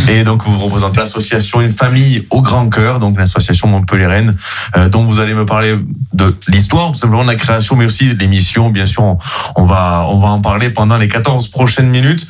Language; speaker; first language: French; native; French